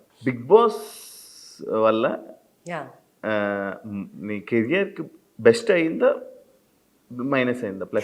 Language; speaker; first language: Telugu; native; Telugu